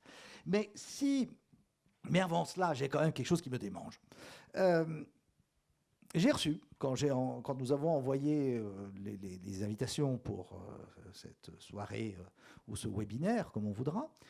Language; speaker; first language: French; native; French